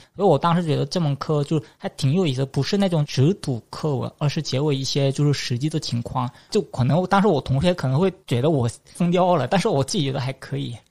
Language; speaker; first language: Chinese; non-native, fluent; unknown